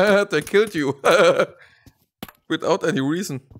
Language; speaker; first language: English; non-native, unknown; German